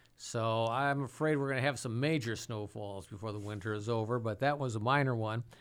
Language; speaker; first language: English; native; English